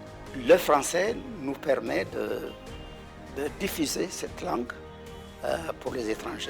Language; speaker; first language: French; non-native, fluent; Amharic